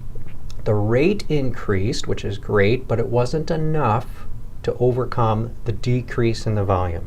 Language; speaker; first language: English; native; English